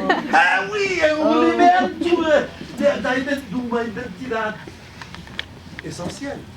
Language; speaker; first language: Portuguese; non-native, learner; French